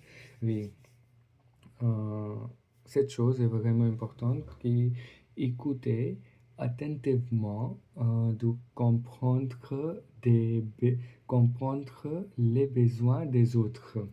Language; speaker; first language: French; non-native, learner; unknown